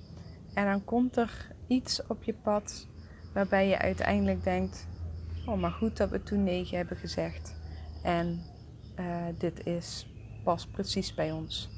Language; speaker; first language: Dutch; native; Dutch